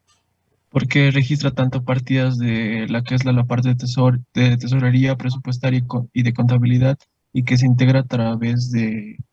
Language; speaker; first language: Spanish; native; Spanish